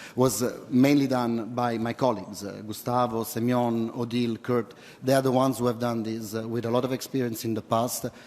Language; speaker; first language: English; non-native, fluent; Italian